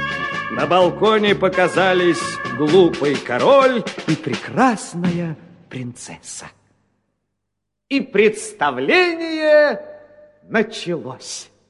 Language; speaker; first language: Russian; native; Russian